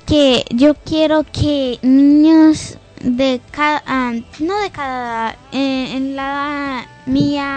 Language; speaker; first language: Spanish; early bilingual, heritage; English